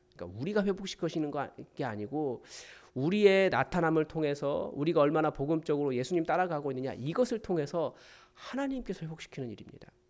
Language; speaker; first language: Korean; native; Korean